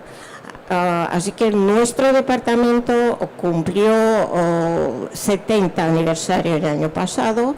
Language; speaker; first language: Spanish; non-native, fluent; Russian